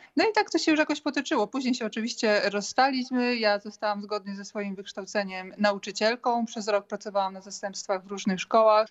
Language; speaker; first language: Polish; native; Polish